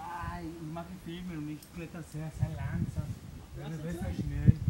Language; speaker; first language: German; non-native, learner; Spanish